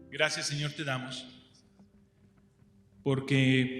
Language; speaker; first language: Spanish; native; Spanish